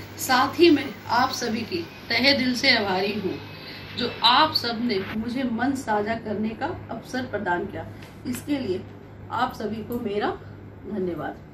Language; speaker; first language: Hindi; native; Hindi